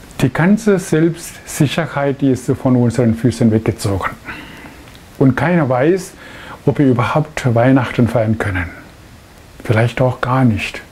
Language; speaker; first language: German; non-native, fluent; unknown